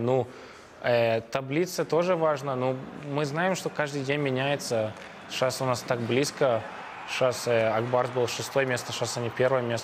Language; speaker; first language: Russian; early bilingual, heritage; Russian